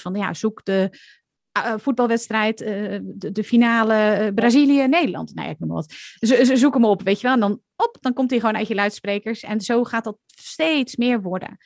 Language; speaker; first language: Dutch; native; Dutch